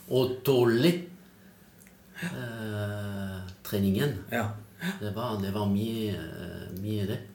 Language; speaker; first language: Norwegian; non-native, fluent; French